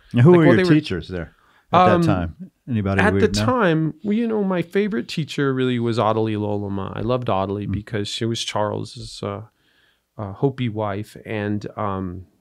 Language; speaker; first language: English; native; English